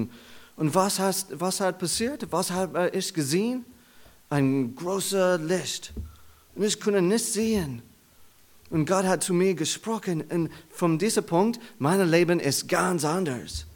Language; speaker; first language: German; non-native, learner; English